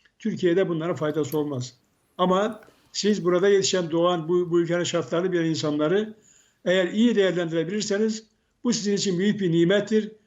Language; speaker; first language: Turkish; native; Turkish